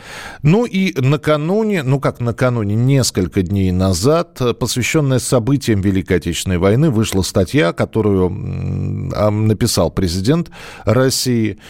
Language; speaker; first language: Russian; native; Russian